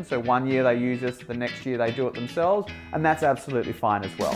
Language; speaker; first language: English; native; English